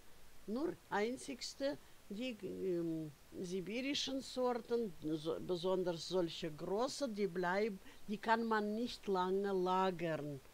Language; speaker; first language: German; non-native, fluent; Russian